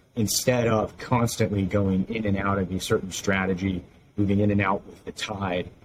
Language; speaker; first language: English; native; English